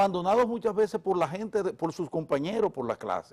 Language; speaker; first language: Spanish; native; Spanish